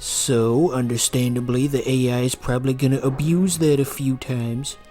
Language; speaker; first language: English; native; English